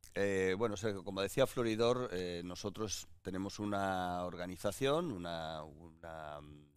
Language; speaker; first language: Spanish; native; Spanish